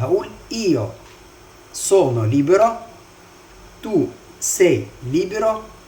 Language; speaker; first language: Italian; non-native, fluent; Arabic